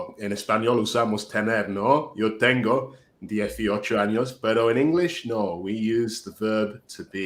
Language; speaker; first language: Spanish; non-native, fluent; English